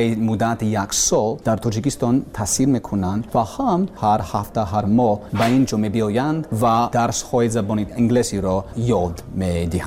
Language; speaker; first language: Persian; non-native, learner; English